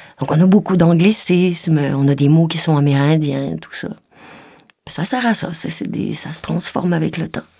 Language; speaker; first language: French; native; French